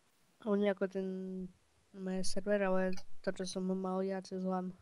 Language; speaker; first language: Czech; non-native, local second language; Slovak